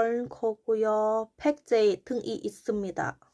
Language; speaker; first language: Korean; non-native, learner; Thai